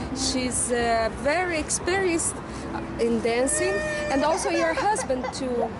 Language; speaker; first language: English; non-native, learner; Portuguese